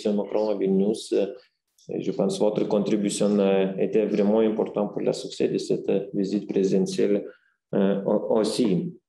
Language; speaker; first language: French; non-native, fluent; Lithuanian